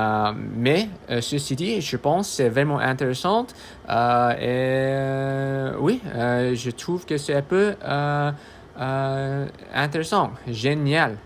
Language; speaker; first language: French; non-native, learner; English